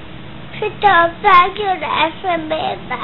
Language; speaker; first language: Spanish; native; Spanish